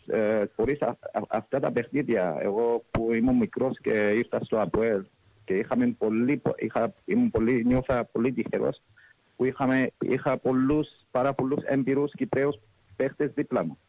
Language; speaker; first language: Greek; early bilingual, heritage; English